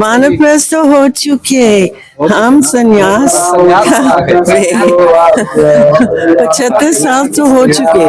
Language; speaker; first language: Hindi; non-native, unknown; English